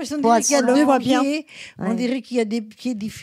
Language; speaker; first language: French; native; French